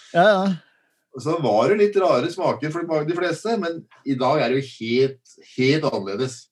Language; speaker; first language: Norwegian; native; Norwegian